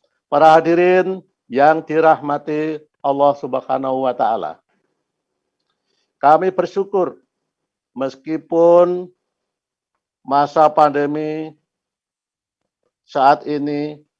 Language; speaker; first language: Indonesian; native; Indonesian